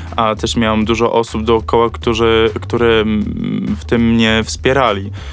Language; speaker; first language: Polish; early bilingual, heritage; Polish